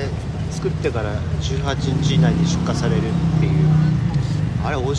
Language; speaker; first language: Japanese; native; Japanese